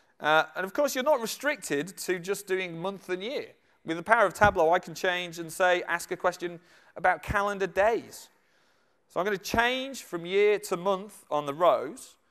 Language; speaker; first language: English; native; English